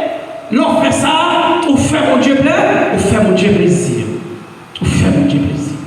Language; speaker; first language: French; non-native, local second language; Haitian Creole